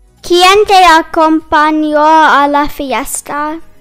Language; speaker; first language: Spanish; non-native, learner; English